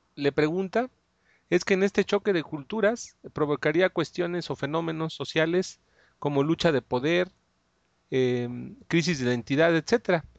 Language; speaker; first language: Spanish; native; Spanish